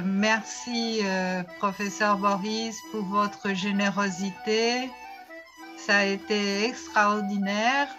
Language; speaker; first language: French; non-native, fluent; Portuguese